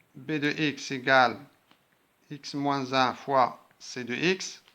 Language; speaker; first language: French; non-native, local second language; Arabic